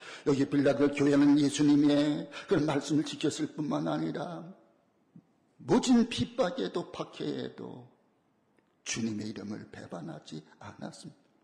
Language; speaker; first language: Korean; native; Korean